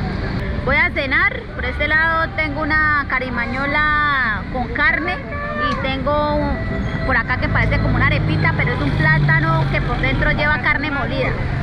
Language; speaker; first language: Spanish; native; Spanish